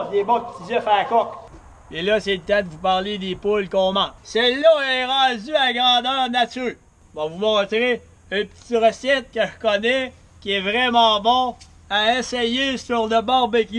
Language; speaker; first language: French; native; French